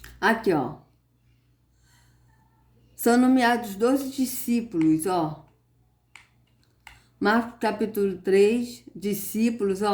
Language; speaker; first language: Portuguese; native; Portuguese